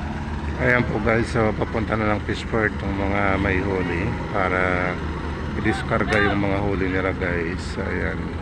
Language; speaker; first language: Filipino; non-native, local second language; Bikol